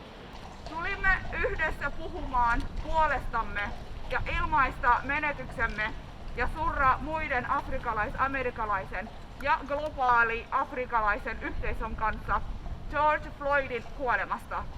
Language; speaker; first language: Finnish; early bilingual, other home language; Somali